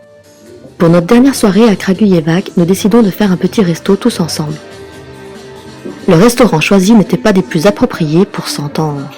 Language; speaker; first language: French; native; French